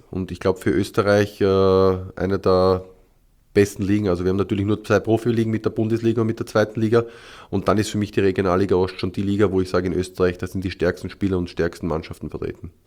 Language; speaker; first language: German; native; German